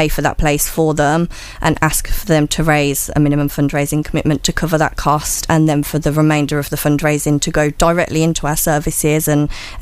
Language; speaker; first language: English; native; English